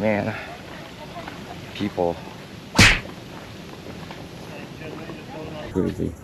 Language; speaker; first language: English; non-native, fluent; Japanese